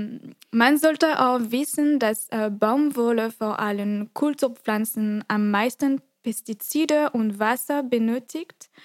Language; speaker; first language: German; non-native, fluent; French